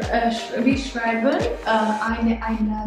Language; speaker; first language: German; non-native, learner; Albanian